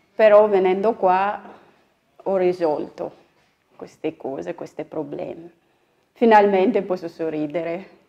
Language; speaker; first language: Italian; non-native, learner; Malagasy